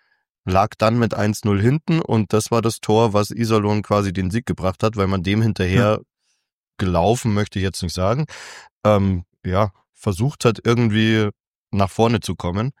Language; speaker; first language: German; native; German